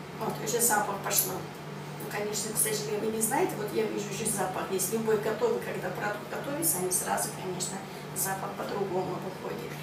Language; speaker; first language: Russian; non-native, local second language; Azerbaijani